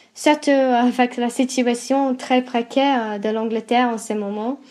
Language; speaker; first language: French; non-native, fluent; English